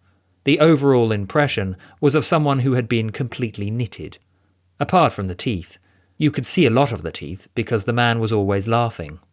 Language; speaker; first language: English; native; English